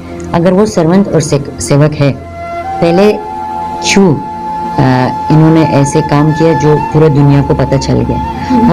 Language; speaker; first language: Hindi; non-native, fluent; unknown